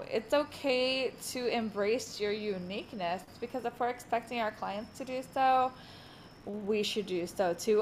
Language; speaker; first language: English; native; English